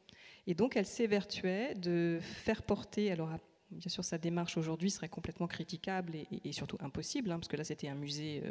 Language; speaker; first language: French; native; French